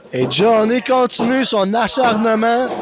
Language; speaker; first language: French; native; French